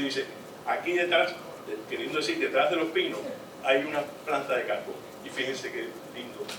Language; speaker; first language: Spanish; native; Spanish